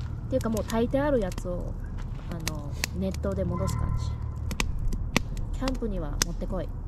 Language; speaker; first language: Japanese; native; Japanese